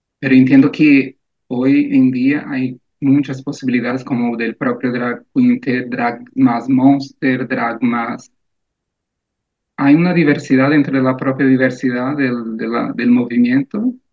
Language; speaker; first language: Spanish; non-native, fluent; Portuguese